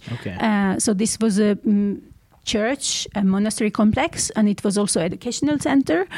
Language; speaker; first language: English; non-native, fluent; Armenian